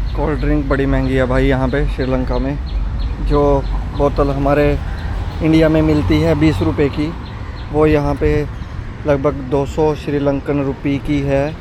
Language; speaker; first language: Hindi; native; Hindi